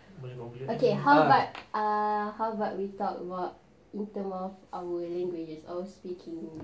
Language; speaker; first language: English; non-native, learner; Malay